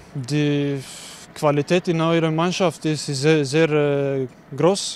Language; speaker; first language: German; non-native, learner; Bosnian